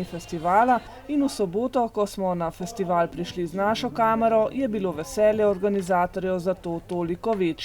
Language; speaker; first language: Slovenian; native; Slovenian